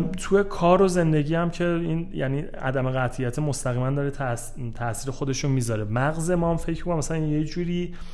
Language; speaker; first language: Persian; native; Persian